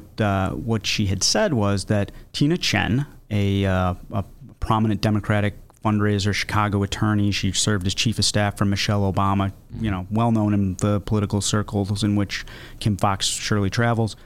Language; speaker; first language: English; native; English